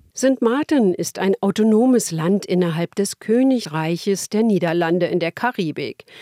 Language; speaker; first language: German; native; German